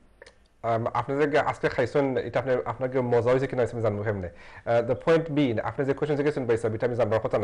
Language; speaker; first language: Bangla; early bilingual, heritage; Sylheti